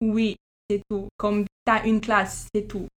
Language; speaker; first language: French; non-native, fluent; Romanian